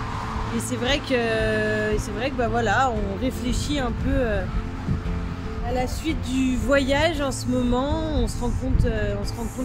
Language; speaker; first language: French; native; French